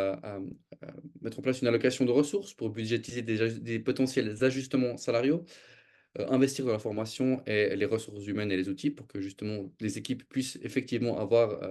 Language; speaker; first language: French; native; French